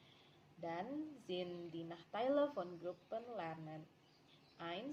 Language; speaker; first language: German; non-native, learner; Indonesian